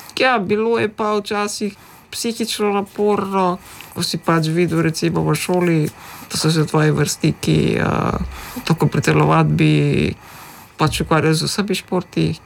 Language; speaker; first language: Slovenian; early bilingual, other home language; Macedonian